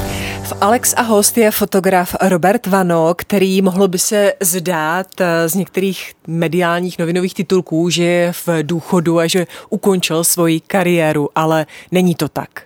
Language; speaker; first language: Czech; native; Czech